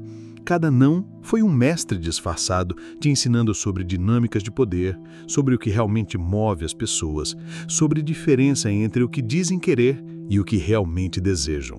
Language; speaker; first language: Portuguese; native; Portuguese